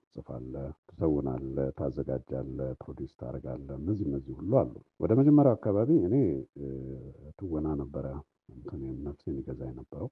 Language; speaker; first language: Amharic; native; Amharic